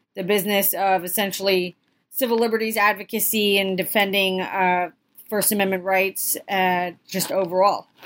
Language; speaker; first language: English; native; English